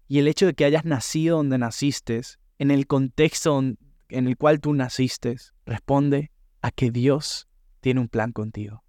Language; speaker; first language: Spanish; native; Spanish